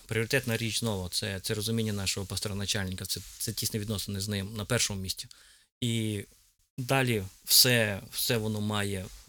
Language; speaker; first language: Ukrainian; native; Ukrainian